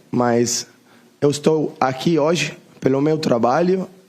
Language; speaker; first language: Portuguese; non-native, learner; Italian